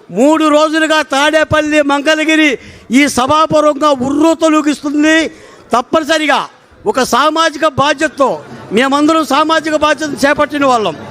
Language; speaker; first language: Telugu; native; Telugu